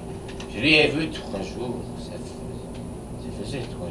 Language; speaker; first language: French; non-native, learner; English